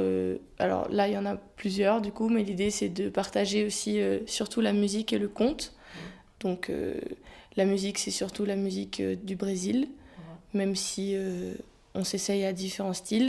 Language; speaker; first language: French; native; French